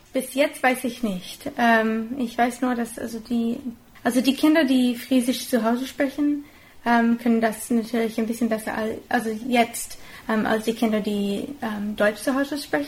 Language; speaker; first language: German; non-native, fluent; English